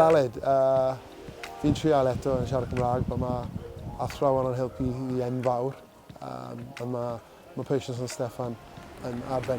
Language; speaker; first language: Welsh; non-native, local second language; English